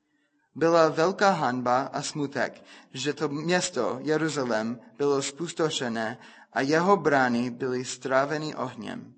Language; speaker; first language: Czech; non-native, fluent; English